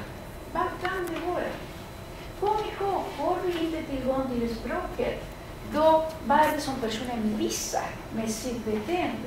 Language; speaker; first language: Swedish; non-native, fluent; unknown